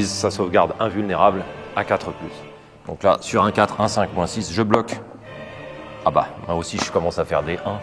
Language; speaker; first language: French; native; French